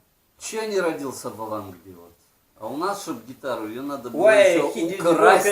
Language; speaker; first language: Russian; native; Russian